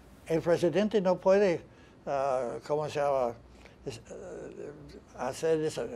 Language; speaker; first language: Spanish; non-native, fluent; English